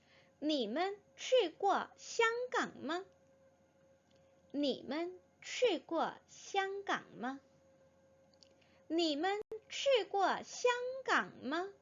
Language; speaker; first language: Chinese; non-native, fluent; Korean